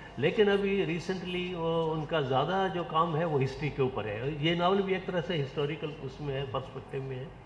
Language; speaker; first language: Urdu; non-native, local second language; Saraiki